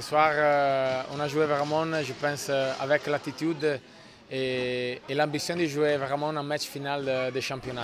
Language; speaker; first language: French; non-native, fluent; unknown